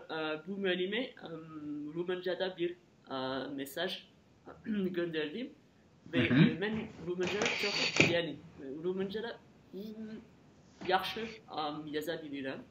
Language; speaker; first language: Azerbaijani; non-native, learner; French